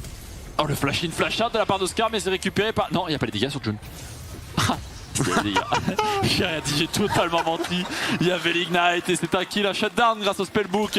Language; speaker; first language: French; native; French